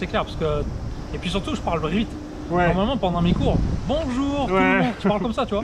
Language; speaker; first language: French; native; French